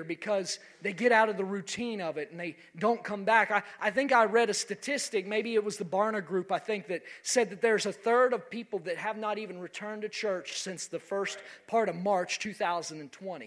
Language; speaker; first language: English; native; English